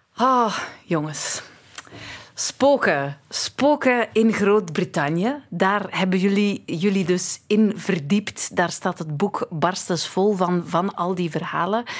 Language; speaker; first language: Dutch; native; Dutch